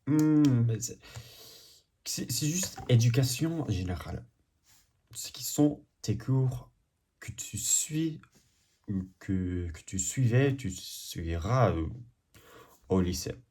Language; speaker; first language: French; non-native, learner; English